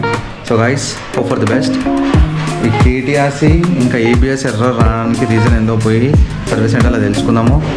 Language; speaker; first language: Telugu; native; Telugu